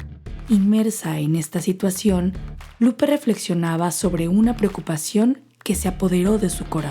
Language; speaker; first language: Spanish; native; Spanish